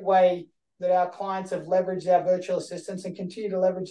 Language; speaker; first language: English; native; English